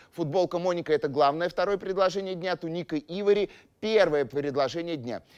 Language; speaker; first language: Russian; native; Russian